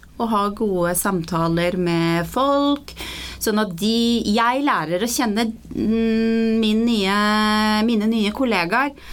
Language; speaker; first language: Norwegian; early bilingual, other home language; Persian